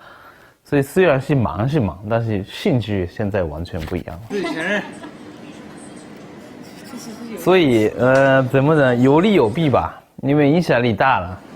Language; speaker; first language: Chinese; non-native, fluent; Japanese